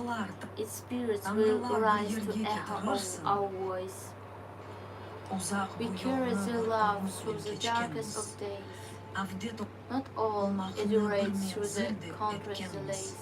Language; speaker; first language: English; non-native, learner; Ukrainian